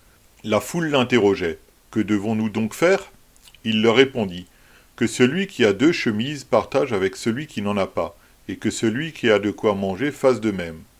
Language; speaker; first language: French; native; French